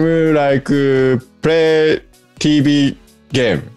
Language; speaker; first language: English; non-native, learner; Japanese